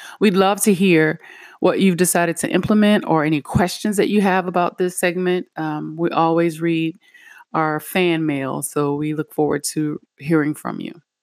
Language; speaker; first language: English; native; English